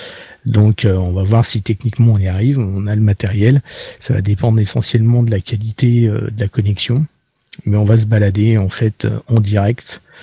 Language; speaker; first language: French; native; French